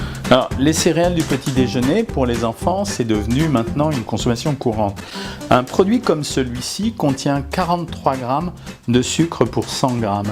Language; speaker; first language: French; native; French